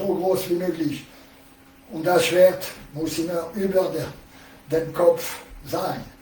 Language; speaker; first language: German; non-native, learner; French